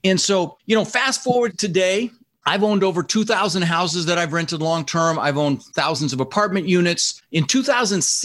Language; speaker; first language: English; early bilingual, other home language; Dutch